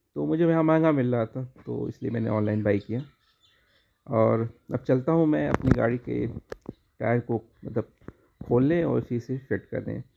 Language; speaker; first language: Hindi; native; Hindi